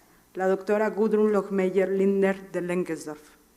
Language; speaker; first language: Spanish; native; Spanish